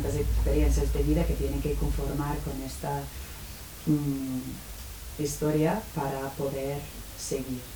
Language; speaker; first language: Spanish; non-native, fluent; English